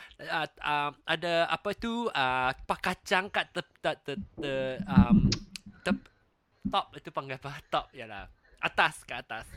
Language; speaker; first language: Malay; non-native, local second language; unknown